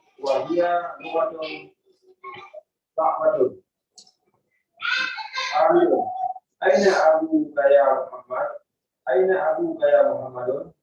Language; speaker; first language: Arabic; non-native, learner; Indonesian